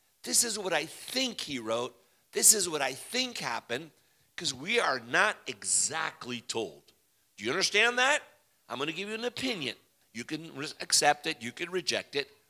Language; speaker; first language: English; early bilingual, other home language; Ukrainian